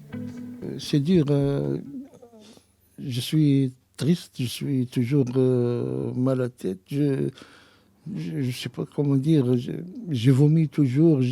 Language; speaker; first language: French; non-native, learner; Arabic